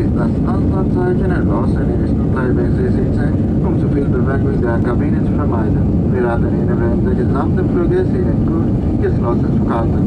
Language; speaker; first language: German; non-native, learner; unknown